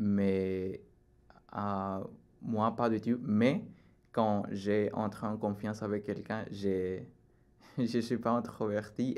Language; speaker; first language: French; non-native, learner; Spanish